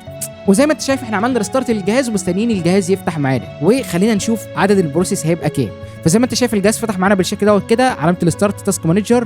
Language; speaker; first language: Arabic; native; Arabic